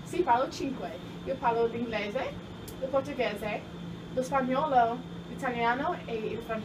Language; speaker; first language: Italian; non-native, learner; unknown